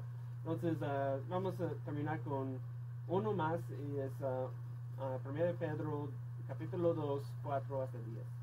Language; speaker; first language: Spanish; non-native, fluent; English